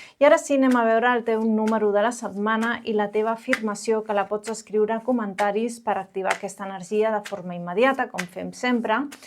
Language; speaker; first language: Catalan; non-native, local second language; Spanish